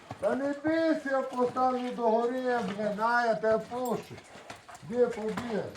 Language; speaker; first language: Ukrainian; native; Ukrainian